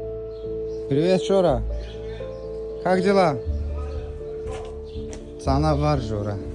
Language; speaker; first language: Russian; non-native, learner; Azerbaijani